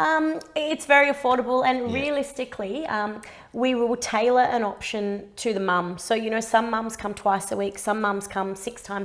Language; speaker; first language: English; native; English